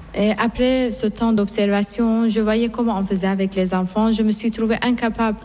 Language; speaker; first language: French; non-native, fluent; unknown